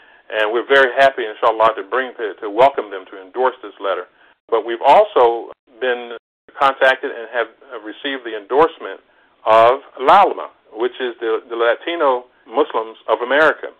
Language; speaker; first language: English; native; English